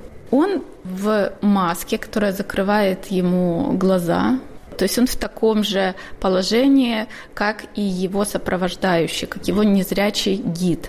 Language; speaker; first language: Russian; native; Russian